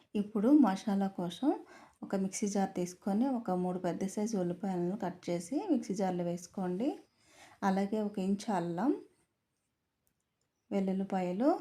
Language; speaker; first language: Telugu; native; Telugu